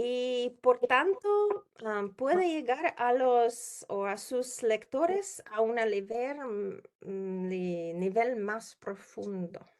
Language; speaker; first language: Spanish; non-native, learner; Czech